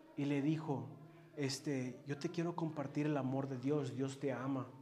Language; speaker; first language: Spanish; early bilingual, heritage; Spanish